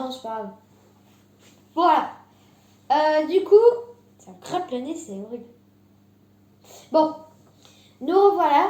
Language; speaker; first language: French; native; French